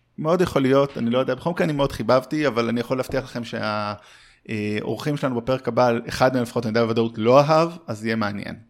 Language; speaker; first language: Hebrew; early bilingual, heritage; Hebrew